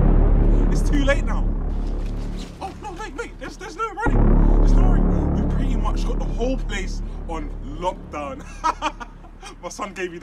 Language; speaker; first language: English; native; English